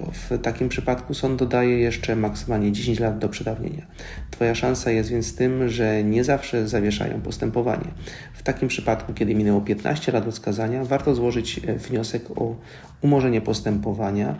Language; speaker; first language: Polish; native; Polish